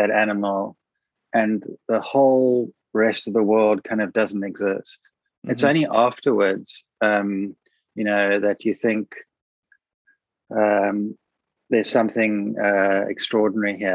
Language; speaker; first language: English; native; English